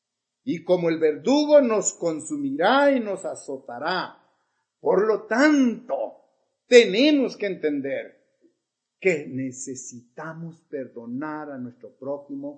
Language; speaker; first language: Spanish; native; Spanish